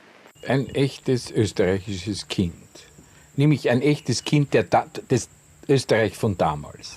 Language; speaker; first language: German; native; German